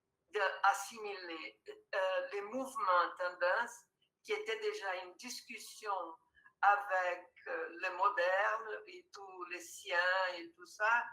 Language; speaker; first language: French; non-native, fluent; Portuguese